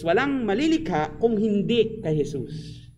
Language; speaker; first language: Filipino; native; Filipino